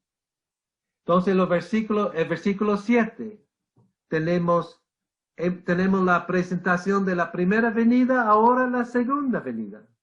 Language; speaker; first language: Spanish; non-native, fluent; English